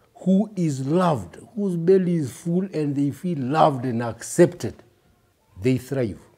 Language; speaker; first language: English; early bilingual, other home language; Kikuyu